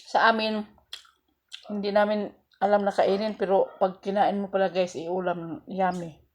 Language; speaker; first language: Filipino; non-native, local second language; Cebuano